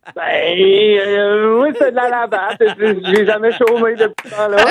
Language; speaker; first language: French; native; French